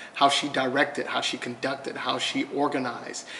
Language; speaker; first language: English; native; English